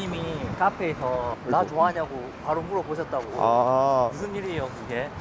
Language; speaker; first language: Korean; native; Korean